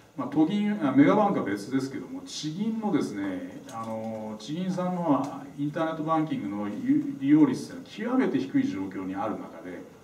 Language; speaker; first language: Japanese; native; Japanese